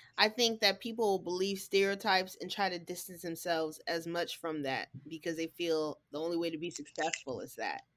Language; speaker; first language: English; native; English